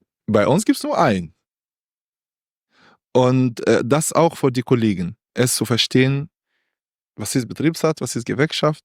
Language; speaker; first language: German; non-native, learner; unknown